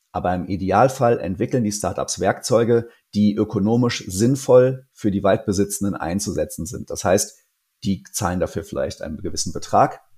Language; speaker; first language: German; native; German